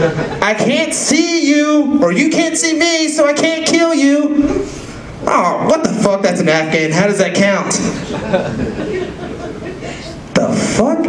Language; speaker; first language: English; native; English